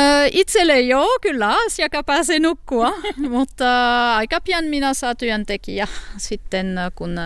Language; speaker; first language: Finnish; non-native, learner; French